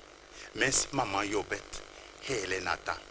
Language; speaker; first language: Norwegian; non-native, fluent; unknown